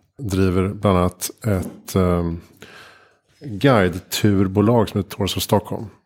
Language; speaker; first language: Swedish; native; Swedish